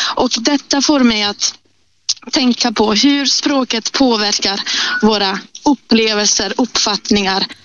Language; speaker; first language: Swedish; non-native, fluent; Italian